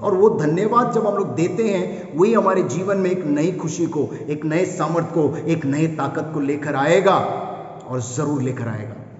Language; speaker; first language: Hindi; non-native, local second language; Kannada